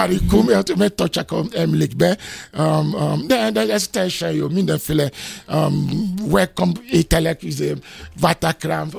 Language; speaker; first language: Hungarian; non-native, fluent; Yoruba